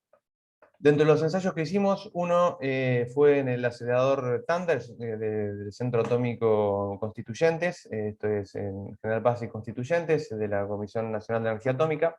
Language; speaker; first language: Spanish; native; Spanish